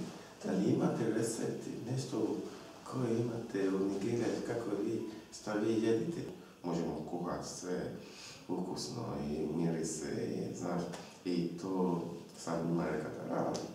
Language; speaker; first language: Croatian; non-native, learner; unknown